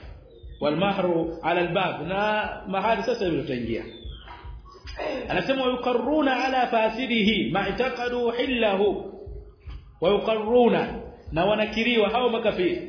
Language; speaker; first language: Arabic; non-native, fluent; Swahili